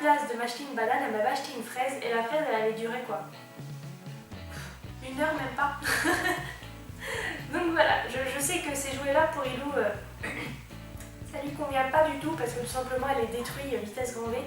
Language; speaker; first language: French; native; French